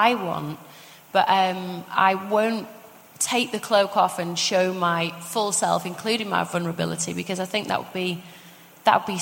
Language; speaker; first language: English; native; English